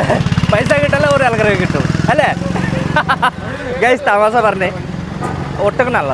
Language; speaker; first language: Malayalam; non-native, learner; Bangla